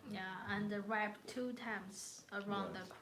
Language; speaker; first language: English; non-native, learner; Chinese